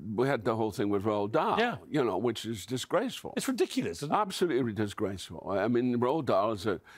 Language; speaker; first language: English; native; English